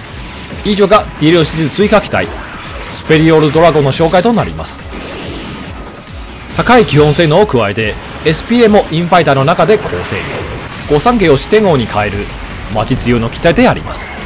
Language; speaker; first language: Japanese; non-native, fluent; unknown